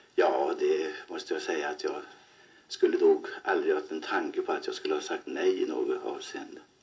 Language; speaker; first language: Swedish; native; Swedish